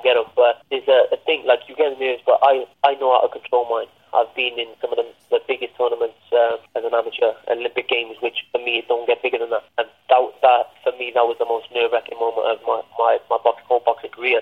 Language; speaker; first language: English; native; English